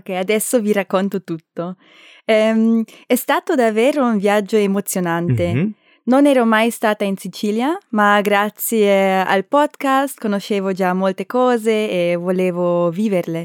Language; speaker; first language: Italian; non-native, learner; German